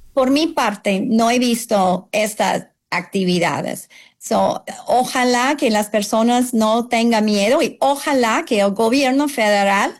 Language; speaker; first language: Spanish; non-native, fluent; English